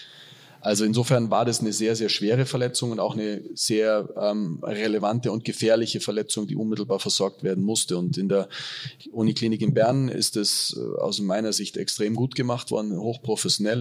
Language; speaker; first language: German; native; German